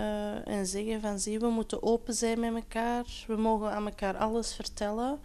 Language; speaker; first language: Dutch; non-native, local second language; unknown